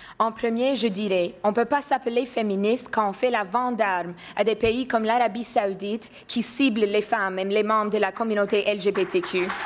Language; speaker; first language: French; non-native, local second language; English